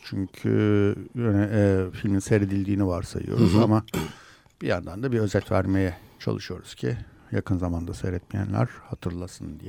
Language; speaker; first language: Turkish; native; Turkish